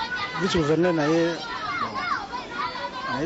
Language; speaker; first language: French; non-native, local second language; Lingala